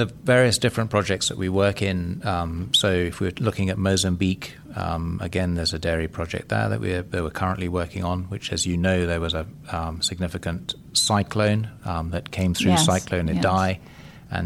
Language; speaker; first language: English; native; English